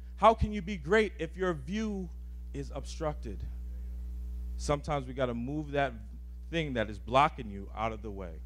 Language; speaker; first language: English; native; English